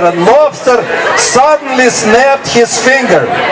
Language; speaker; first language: English; non-native, fluent; Russian